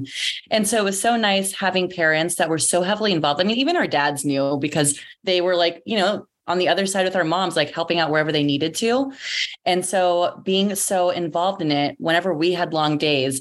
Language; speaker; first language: English; early bilingual, other home language; Greek